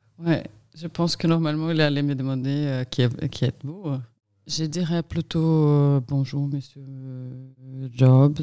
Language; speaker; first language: French; non-native, fluent; Portuguese